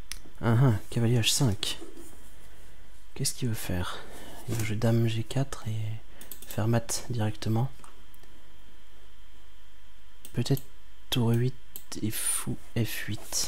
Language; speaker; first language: French; native; French